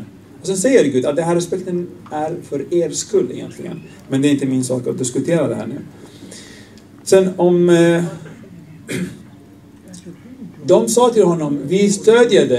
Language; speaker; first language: Swedish; non-native, fluent; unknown